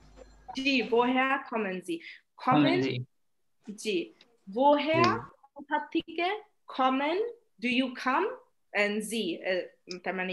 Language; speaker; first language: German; non-native, fluent; Bangla